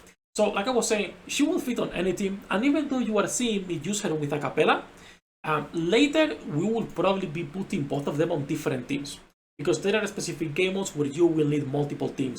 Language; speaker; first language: English; non-native, fluent; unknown